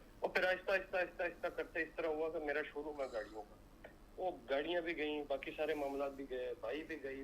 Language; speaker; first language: Urdu; non-native, local second language; Punjabi